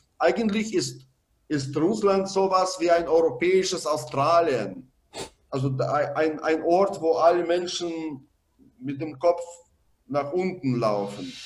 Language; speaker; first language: German; non-native, fluent; Russian